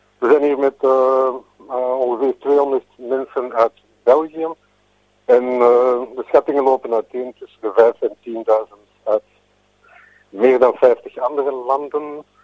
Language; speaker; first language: Dutch; native; Dutch